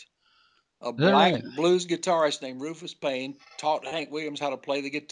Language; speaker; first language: English; native; English